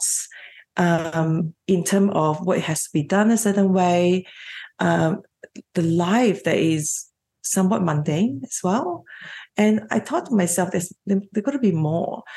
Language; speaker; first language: English; non-native, local second language; Cantonese